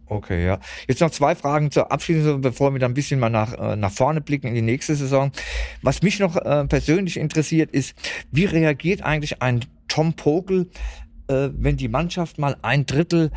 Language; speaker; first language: German; native; German